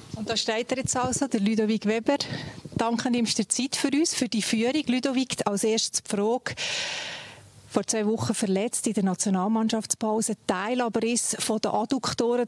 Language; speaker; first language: German; native; German